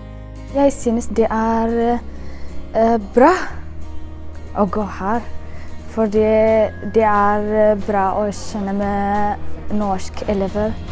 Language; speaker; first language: Norwegian; non-native, learner; Tigrinya